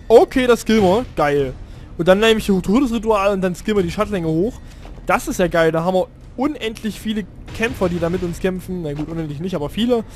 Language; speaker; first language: German; native; German